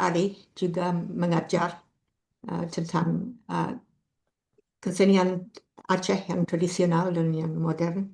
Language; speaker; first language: Indonesian; non-native, fluent; English